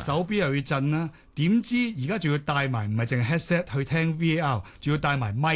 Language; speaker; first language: Cantonese; native; Cantonese